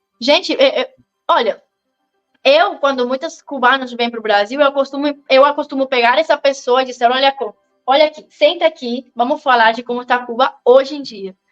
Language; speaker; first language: Portuguese; non-native, fluent; Spanish